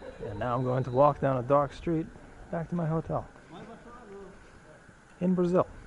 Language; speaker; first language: English; native; English